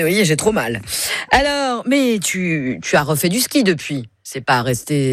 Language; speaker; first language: French; native; French